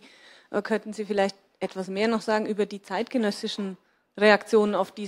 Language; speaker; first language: German; native; German